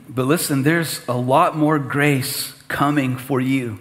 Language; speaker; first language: English; native; English